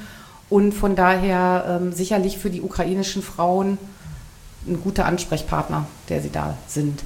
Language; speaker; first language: German; native; German